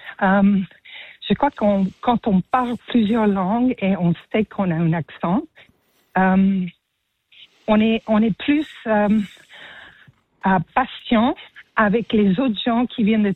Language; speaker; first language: French; non-native, fluent; English